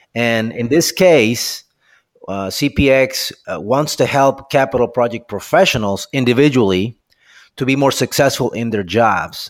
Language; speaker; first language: English; non-native, fluent; Spanish